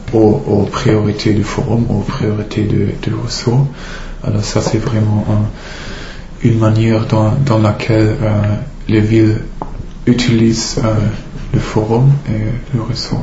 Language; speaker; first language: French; non-native, fluent; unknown